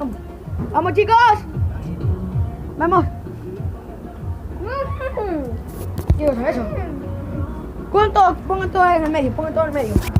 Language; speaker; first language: Spanish; native; Spanish